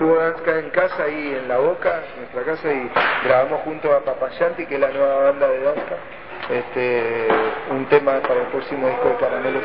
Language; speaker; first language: Spanish; native; Spanish